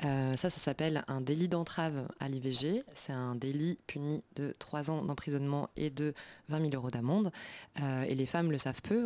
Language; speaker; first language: French; native; French